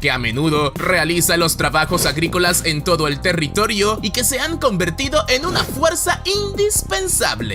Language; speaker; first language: Spanish; native; Spanish